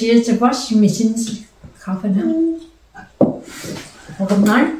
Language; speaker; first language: German; non-native, learner; Vietnamese